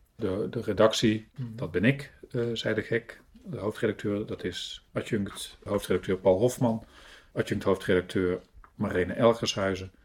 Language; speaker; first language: Dutch; native; Dutch